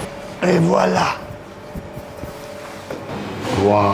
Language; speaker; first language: French; non-native, learner; Italian